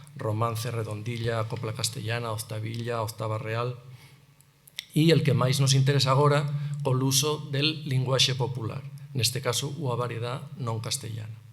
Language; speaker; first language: Galician; native; Galician